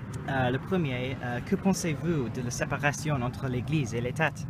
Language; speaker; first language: French; non-native, learner; English